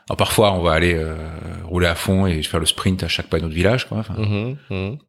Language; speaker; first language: French; native; French